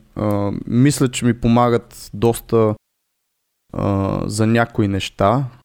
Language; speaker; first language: Bulgarian; native; Bulgarian